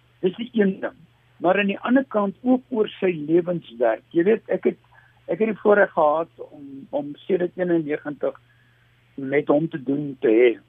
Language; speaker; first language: Afrikaans; native; Afrikaans